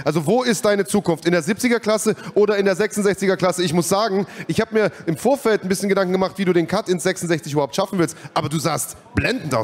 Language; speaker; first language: German; native; German